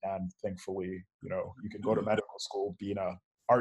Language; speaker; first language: English; native; English